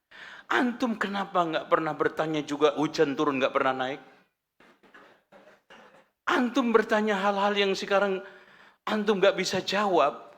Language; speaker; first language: Indonesian; native; Indonesian